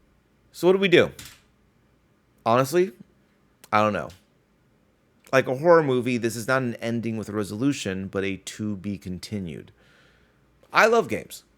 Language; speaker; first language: English; native; English